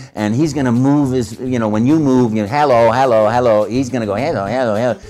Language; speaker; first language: English; native; English